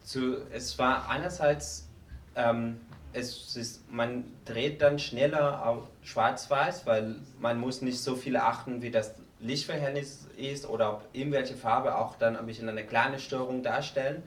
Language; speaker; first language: German; non-native, fluent; Spanish